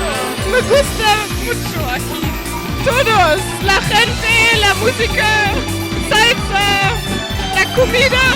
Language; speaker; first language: Spanish; non-native, learner; English